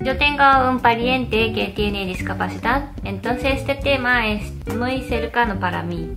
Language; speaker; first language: Spanish; non-native, fluent; Japanese